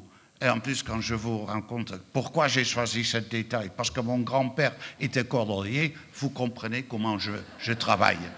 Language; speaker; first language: French; non-native, fluent; Dutch